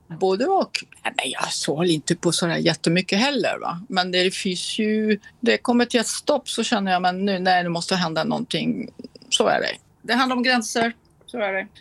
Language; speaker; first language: Swedish; non-native, fluent; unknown